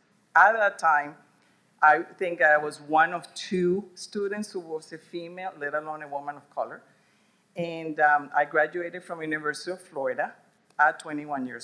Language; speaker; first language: English; non-native, fluent; Spanish